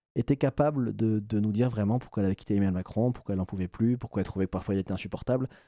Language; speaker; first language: French; native; French